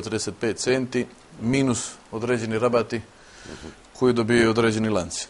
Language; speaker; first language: Serbian; native; Serbian